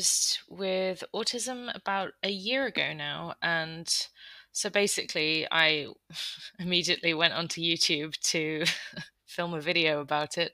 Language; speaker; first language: English; native; English